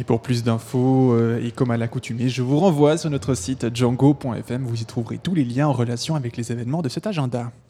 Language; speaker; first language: French; native; French